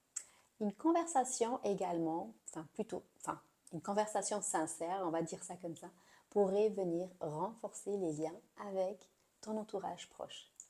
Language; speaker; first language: French; native; French